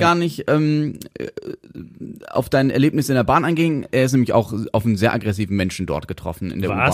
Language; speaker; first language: German; native; German